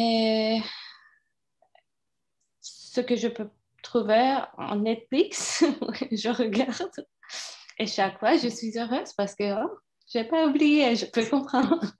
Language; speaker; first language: French; non-native, fluent; Turkish